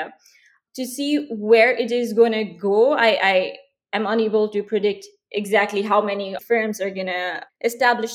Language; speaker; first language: English; non-native, local second language; Hindi